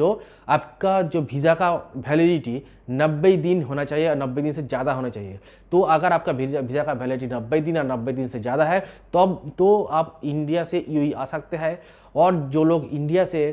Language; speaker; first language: Hindi; non-native, local second language; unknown